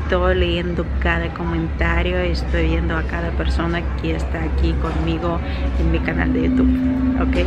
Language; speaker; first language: Spanish; non-native, learner; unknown